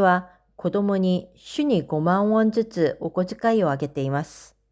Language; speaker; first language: Japanese; non-native, fluent; Korean